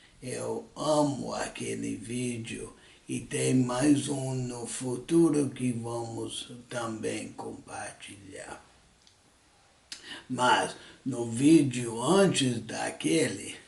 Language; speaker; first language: Portuguese; early bilingual, other home language; English